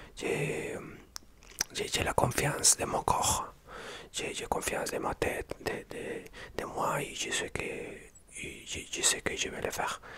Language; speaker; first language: French; non-native, learner; Spanish